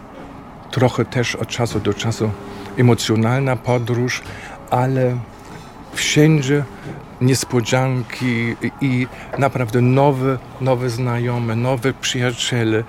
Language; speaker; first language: Polish; non-native, fluent; German